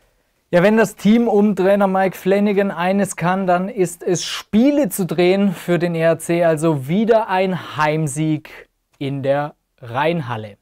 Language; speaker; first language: German; native; German